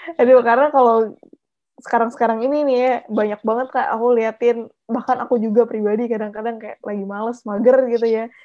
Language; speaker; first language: Indonesian; native; Indonesian